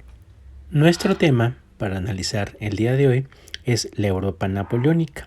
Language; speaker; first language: Spanish; native; Spanish